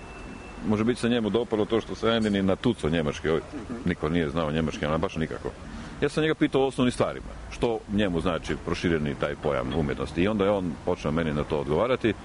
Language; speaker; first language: Croatian; native; Croatian